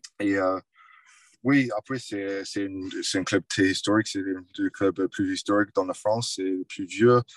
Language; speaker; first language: French; non-native, fluent; English